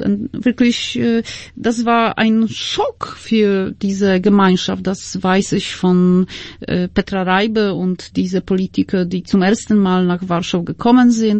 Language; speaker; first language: German; non-native, fluent; Polish